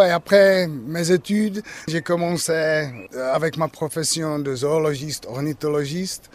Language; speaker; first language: French; non-native, learner; Czech